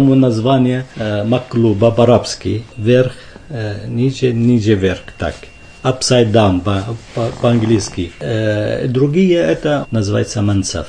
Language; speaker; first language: Russian; non-native, fluent; Arabic